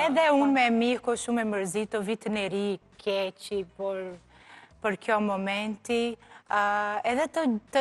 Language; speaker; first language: Albanian; non-native, learner; Portuguese